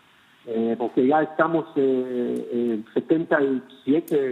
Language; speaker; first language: Spanish; non-native, fluent; Hebrew